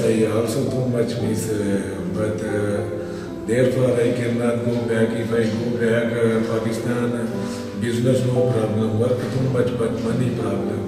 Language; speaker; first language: English; non-native, learner; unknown